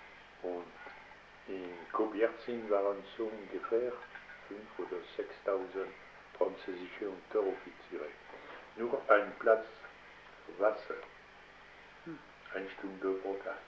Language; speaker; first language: German; non-native, learner; French